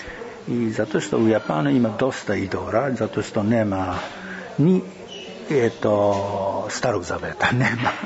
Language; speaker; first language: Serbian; non-native, learner; Japanese